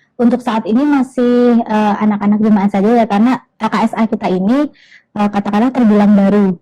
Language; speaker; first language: Indonesian; native; Indonesian